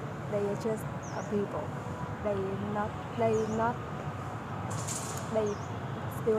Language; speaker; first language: English; non-native, learner; Vietnamese